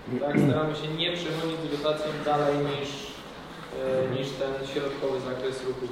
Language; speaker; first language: Polish; native; Polish